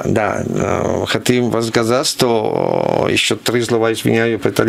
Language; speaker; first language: Russian; non-native, learner; Italian